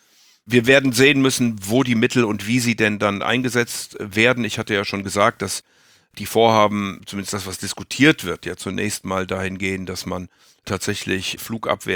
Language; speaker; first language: German; native; German